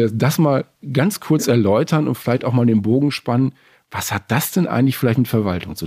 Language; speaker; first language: German; native; German